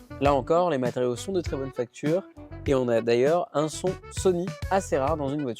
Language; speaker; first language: French; native; French